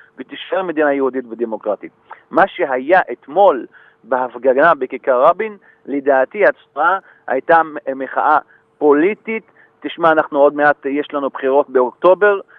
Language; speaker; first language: Hebrew; non-native, local second language; Arabic